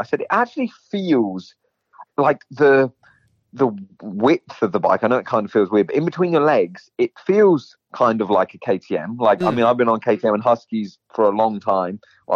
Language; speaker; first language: English; native; English